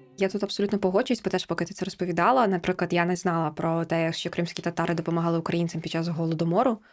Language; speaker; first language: Ukrainian; native; Ukrainian